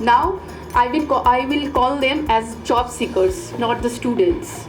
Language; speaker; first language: English; non-native, local second language; Bangla